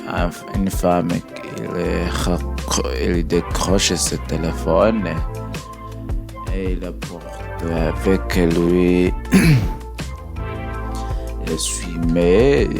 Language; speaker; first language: French; non-native, learner; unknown